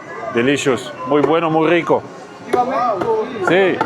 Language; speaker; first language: Spanish; non-native, learner; English